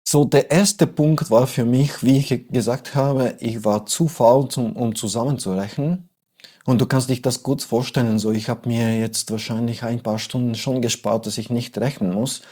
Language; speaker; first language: German; non-native, fluent; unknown